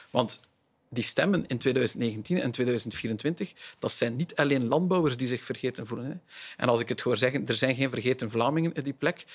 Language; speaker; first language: Dutch; native; Dutch